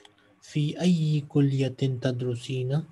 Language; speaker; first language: Arabic; non-native, fluent; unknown